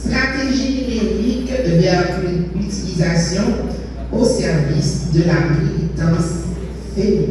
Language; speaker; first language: French; non-native, local second language; Haitian Creole